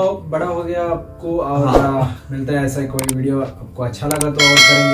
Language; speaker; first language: Hindi; non-native, local second language; Kannada